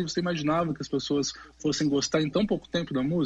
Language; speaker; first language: Portuguese; native; Portuguese